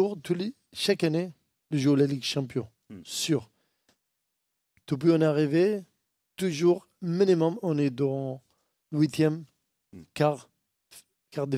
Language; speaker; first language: French; non-native, learner; Arabic